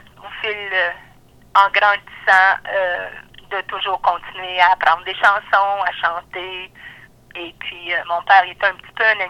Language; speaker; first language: French; native; French